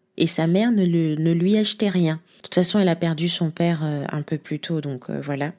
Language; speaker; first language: French; non-native, local second language; Lingala